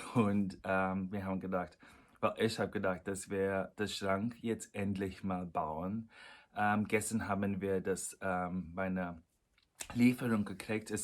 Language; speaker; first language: German; non-native, fluent; English